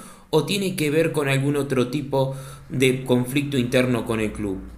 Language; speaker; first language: Spanish; native; Spanish